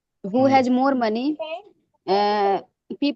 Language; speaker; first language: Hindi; non-native, local second language; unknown